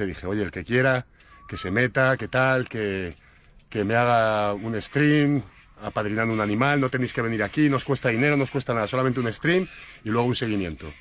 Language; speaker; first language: Spanish; native; Spanish